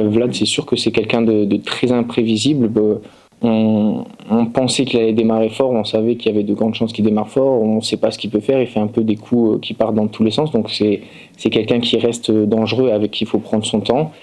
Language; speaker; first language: French; native; French